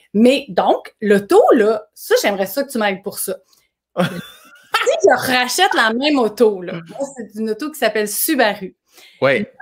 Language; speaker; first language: French; native; French